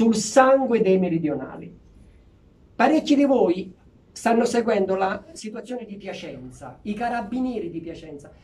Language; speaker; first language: Italian; native; Italian